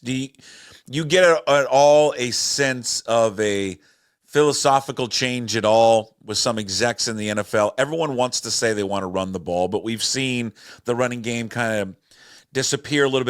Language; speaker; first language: English; native; English